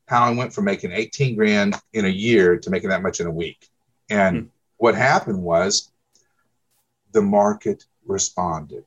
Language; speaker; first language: English; native; English